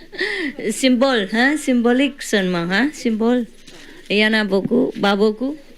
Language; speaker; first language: French; non-native, learner; Vietnamese